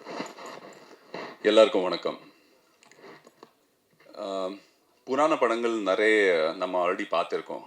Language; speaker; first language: Tamil; non-native, learner; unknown